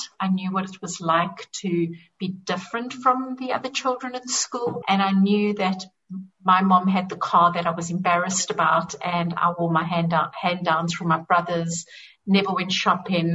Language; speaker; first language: English; native; English